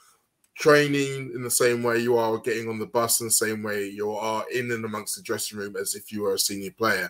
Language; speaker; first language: English; native; English